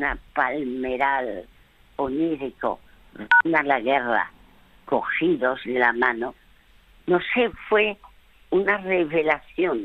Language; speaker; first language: Spanish; early bilingual, other home language; French